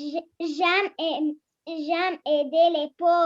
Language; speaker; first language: French; non-native, learner; Arabic